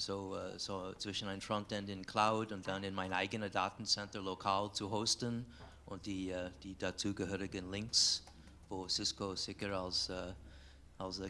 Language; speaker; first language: German; non-native, fluent; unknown